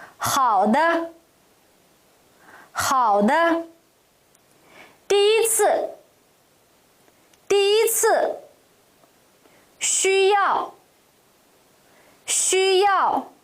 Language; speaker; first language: Chinese; non-native, local second language; Uyghur